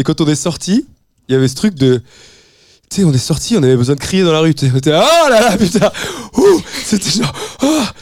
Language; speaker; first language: French; native; French